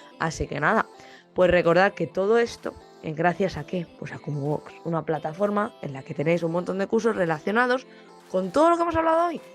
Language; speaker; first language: Spanish; native; Spanish